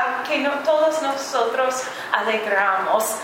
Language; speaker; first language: Spanish; non-native, learner; English